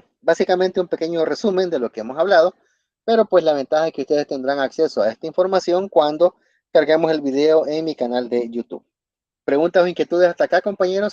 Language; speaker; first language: Spanish; native; Spanish